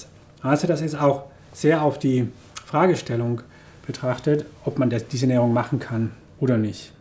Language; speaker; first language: German; native; German